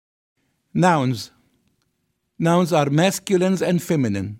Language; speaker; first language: English; non-native, fluent; Arabic